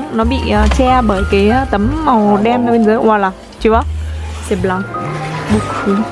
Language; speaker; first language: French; non-native, learner; Vietnamese